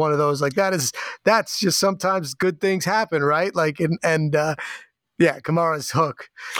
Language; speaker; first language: English; native; English